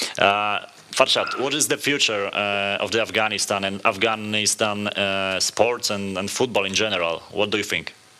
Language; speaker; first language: English; non-native, fluent; Polish